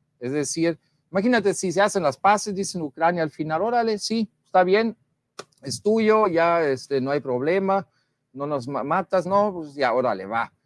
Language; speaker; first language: Spanish; non-native, fluent; German